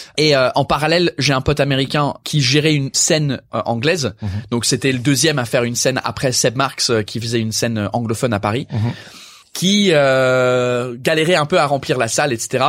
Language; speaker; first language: French; non-native, fluent; English